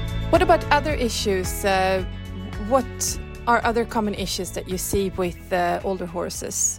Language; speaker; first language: English; non-native, fluent; Swedish